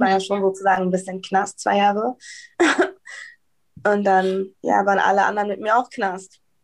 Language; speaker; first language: German; early bilingual, heritage; German